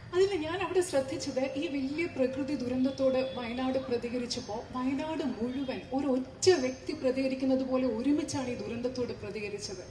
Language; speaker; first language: Malayalam; native; Malayalam